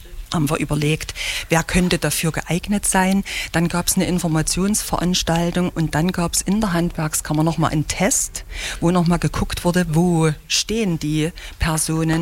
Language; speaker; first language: German; native; German